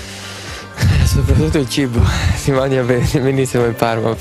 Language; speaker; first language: Italian; non-native, fluent; Swedish